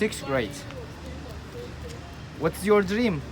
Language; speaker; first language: English; non-native, learner; Turkish